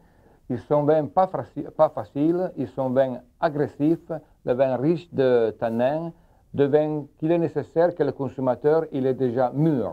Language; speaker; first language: French; non-native, learner; Italian